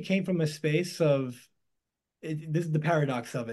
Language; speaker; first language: English; native; English